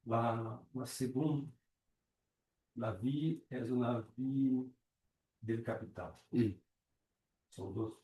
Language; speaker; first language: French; non-native, learner; Portuguese